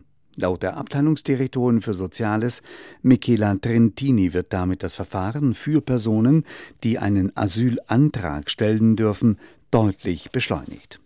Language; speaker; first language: German; native; German